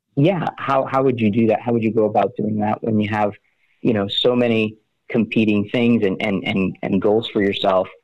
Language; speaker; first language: English; native; English